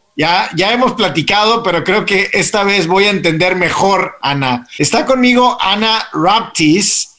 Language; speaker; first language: Spanish; native; Spanish